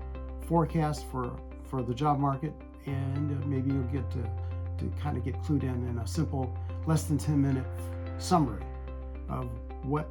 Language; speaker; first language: English; native; English